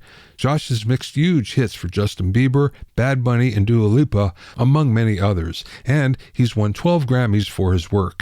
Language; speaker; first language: English; native; English